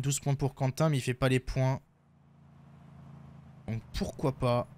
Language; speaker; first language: French; native; French